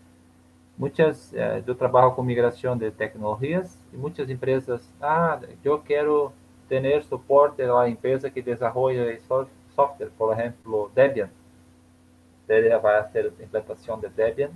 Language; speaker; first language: Spanish; non-native, learner; Portuguese